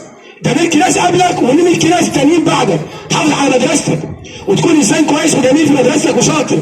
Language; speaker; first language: Arabic; native; Arabic